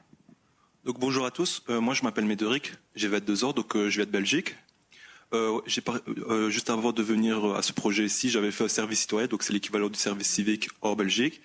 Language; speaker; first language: French; native; French